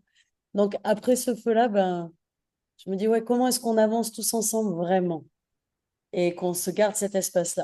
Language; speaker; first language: French; native; French